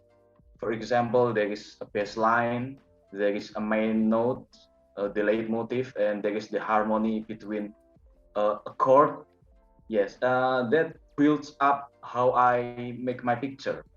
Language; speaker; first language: English; non-native, learner; Indonesian